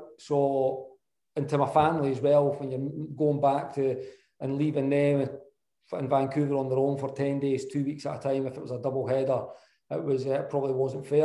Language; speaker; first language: English; native; English